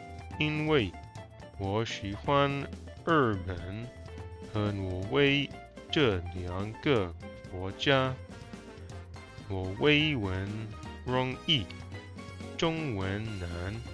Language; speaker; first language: Chinese; non-native, learner; English